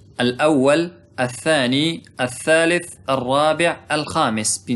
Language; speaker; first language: Arabic; non-native, fluent; Pashto